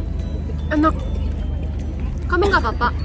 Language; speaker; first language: Indonesian; non-native, fluent; Japanese